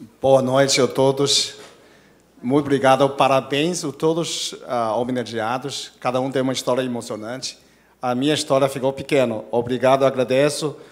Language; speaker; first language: Portuguese; non-native, fluent; Chinese